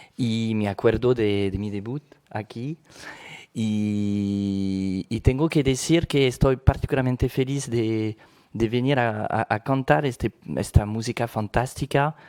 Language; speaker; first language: Spanish; non-native, fluent; French